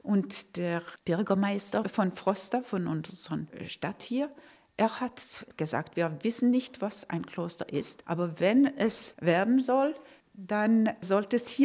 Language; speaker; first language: German; non-native, fluent; Norwegian